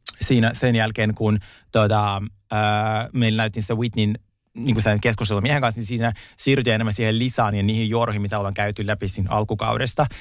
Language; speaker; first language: Finnish; non-native, fluent; Russian